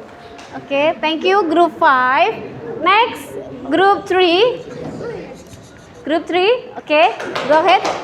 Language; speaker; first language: English; non-native, fluent; Indonesian